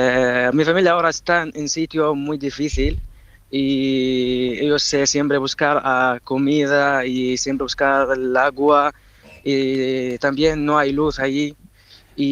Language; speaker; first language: Spanish; non-native, learner; Arabic